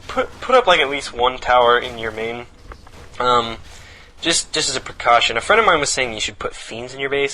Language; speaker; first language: English; native; English